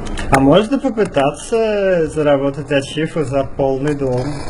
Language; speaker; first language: Russian; native; Russian